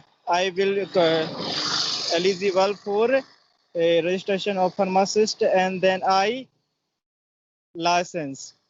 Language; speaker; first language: English; non-native, learner; Hindi